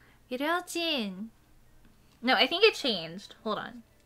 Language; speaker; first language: English; native; English